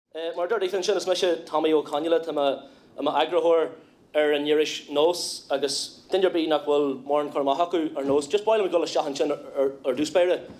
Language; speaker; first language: Irish; non-native, local second language; English